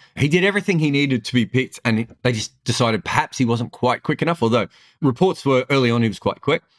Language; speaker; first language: English; native; English